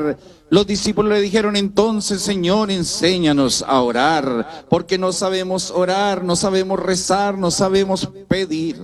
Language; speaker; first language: Spanish; native; Spanish